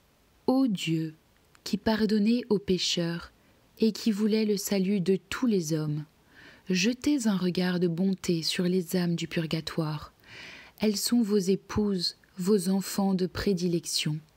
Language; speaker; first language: French; native; French